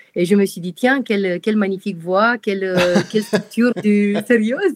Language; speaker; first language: French; non-native, fluent; Romanian